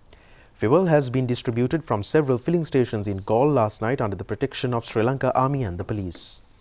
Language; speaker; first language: English; non-native, local second language; Sinhala